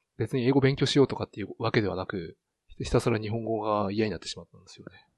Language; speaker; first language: Japanese; native; Japanese